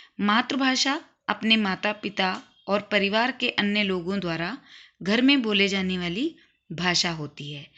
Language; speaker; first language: Hindi; native; Hindi